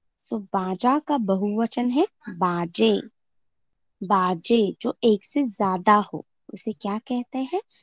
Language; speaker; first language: Hindi; non-native, local second language; Marathi